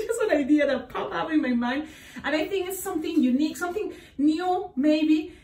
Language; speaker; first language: English; non-native, fluent; Spanish